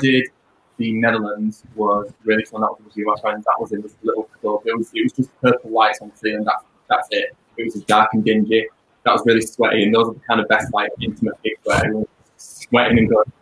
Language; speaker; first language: English; native; English